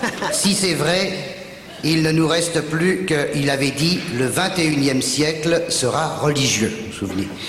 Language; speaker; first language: French; native; French